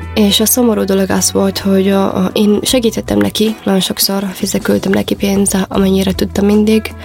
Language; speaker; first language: Hungarian; non-native, fluent; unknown